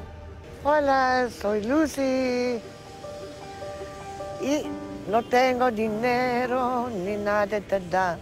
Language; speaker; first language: Spanish; non-native, learner; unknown